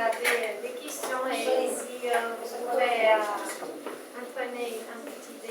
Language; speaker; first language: French; non-native, fluent; Romanian